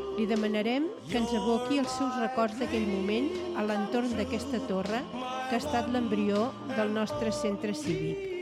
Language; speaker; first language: Catalan; native; Catalan